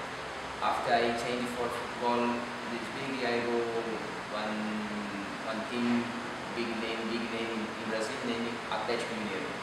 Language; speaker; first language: English; non-native, learner; Portuguese